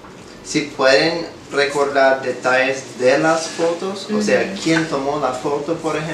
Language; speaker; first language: Spanish; non-native, fluent; English